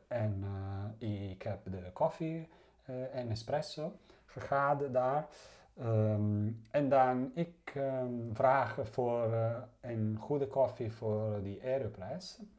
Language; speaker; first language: Dutch; non-native, learner; Italian